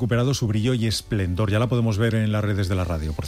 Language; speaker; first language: Spanish; native; Spanish